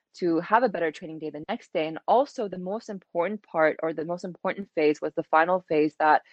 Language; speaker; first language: English; native; English